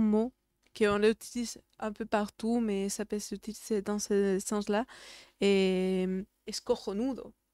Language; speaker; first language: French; non-native, fluent; Spanish